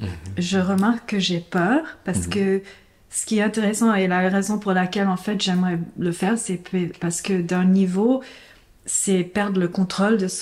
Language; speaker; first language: French; non-native, fluent; English